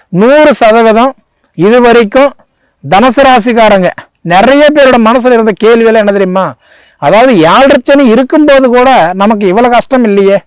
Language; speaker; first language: Tamil; native; Tamil